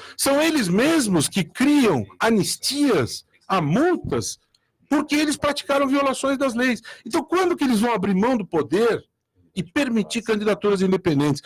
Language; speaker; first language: Portuguese; native; Portuguese